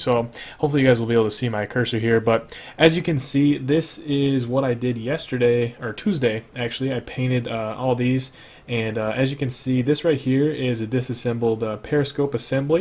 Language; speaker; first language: English; native; English